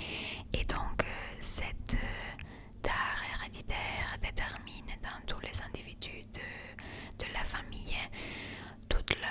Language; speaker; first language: French; non-native, learner; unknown